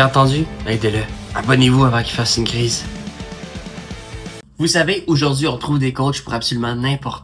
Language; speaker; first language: French; native; French